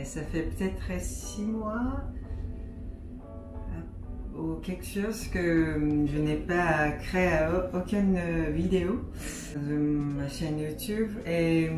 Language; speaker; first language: French; non-native, fluent; Japanese